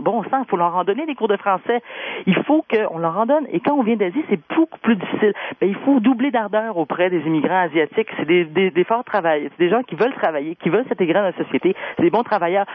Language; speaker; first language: French; native; French